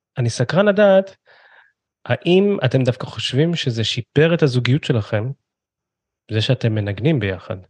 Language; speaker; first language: Hebrew; native; Hebrew